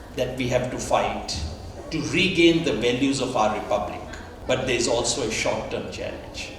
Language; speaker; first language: English; non-native, local second language; Hindi